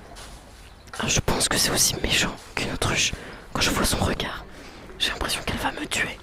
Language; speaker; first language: French; native; French